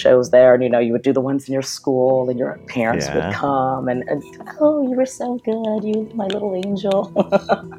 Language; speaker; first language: English; native; English